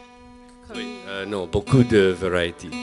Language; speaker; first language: French; non-native, learner; English